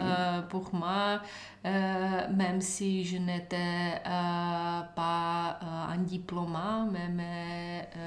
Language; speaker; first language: French; non-native, learner; Czech